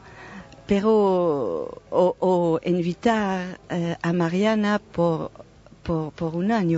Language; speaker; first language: Spanish; non-native, fluent; French